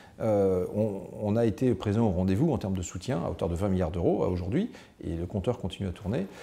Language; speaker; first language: French; native; French